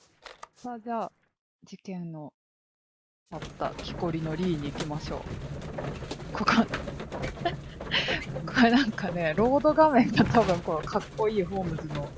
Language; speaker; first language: Japanese; native; Japanese